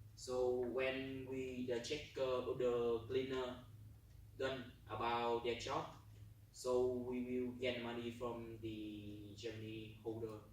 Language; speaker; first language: English; non-native, learner; Vietnamese